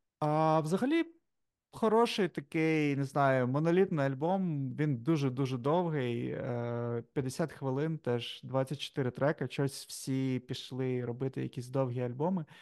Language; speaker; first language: Ukrainian; native; Ukrainian